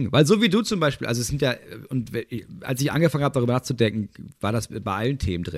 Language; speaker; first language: German; native; German